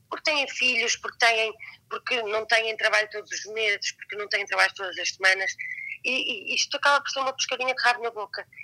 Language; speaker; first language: Portuguese; native; Portuguese